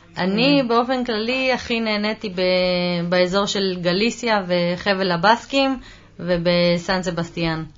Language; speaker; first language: Hebrew; native; Hebrew